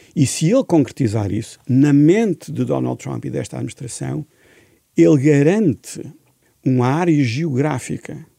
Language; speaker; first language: Portuguese; native; Portuguese